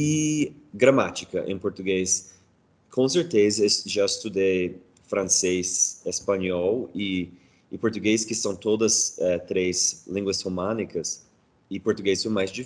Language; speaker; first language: Portuguese; non-native, fluent; English